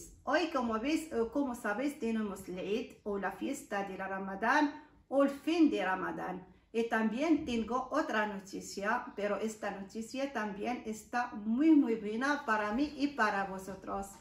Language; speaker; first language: Spanish; non-native, learner; Arabic